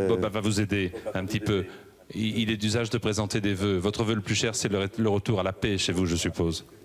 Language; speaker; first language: French; native; French